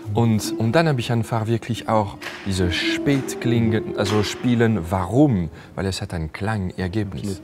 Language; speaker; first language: German; non-native, fluent; French